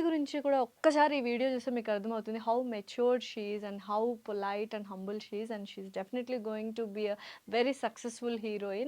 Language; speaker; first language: Telugu; native; Telugu